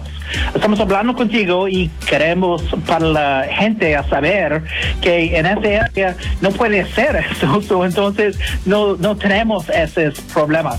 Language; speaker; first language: Spanish; non-native, fluent; English